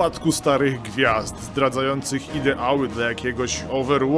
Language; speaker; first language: Polish; native; Polish